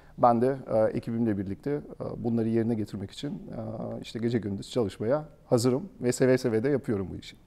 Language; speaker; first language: Turkish; early bilingual, heritage; Turkish